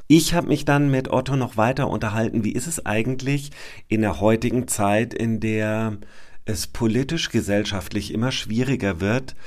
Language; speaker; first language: German; native; German